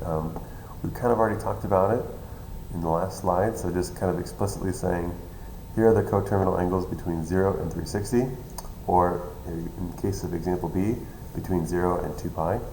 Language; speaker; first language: English; native; English